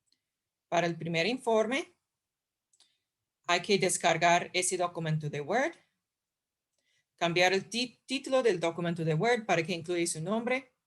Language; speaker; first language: Spanish; non-native, fluent; English